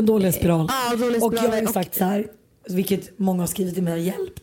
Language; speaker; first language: Swedish; native; Swedish